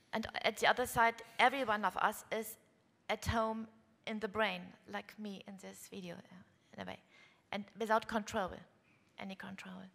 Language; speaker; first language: English; non-native, fluent; German